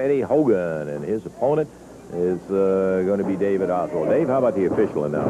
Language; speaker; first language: English; native; English